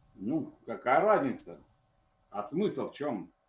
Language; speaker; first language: Russian; native; Russian